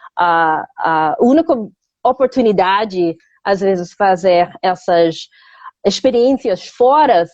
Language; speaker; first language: Portuguese; non-native, fluent; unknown